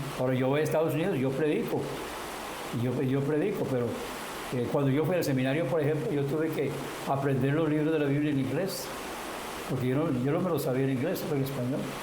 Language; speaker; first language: Spanish; non-native, local second language; English